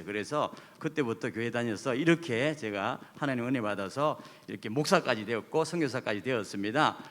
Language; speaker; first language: Korean; native; Korean